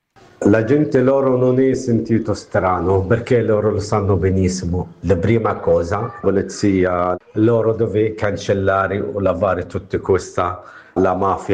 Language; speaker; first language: Italian; non-native, learner; Arabic